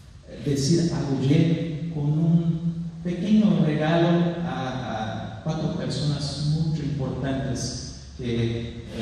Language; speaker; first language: Spanish; non-native, fluent; Portuguese